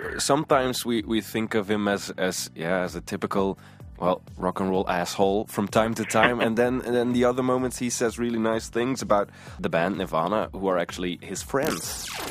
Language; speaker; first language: English; non-native, fluent; Dutch